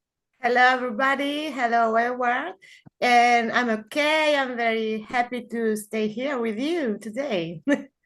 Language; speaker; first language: English; non-native, learner; Spanish